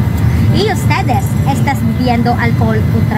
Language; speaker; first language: Spanish; non-native, learner; Cebuano